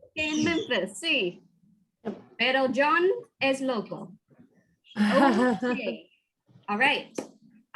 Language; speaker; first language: Spanish; non-native, fluent; English